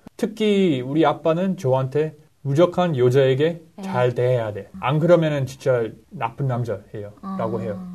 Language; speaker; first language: Korean; non-native, fluent; English